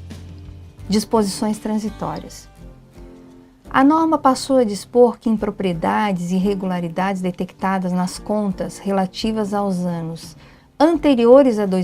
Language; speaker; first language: Portuguese; native; Portuguese